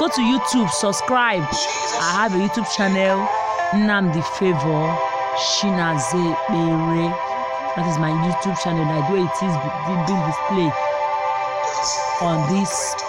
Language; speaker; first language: English; non-native, local second language; Igbo